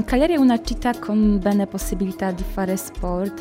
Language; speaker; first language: Italian; non-native, learner; Polish